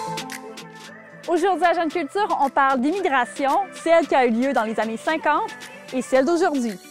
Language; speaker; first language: French; native; French